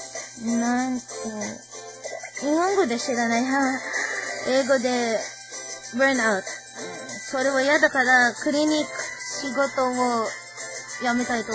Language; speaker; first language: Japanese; non-native, learner; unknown